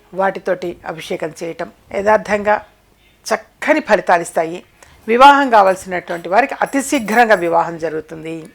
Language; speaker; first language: Telugu; native; Telugu